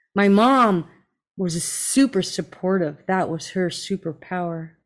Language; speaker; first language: English; native; English